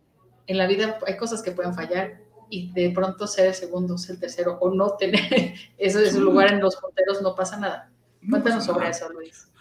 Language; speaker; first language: Spanish; native; Spanish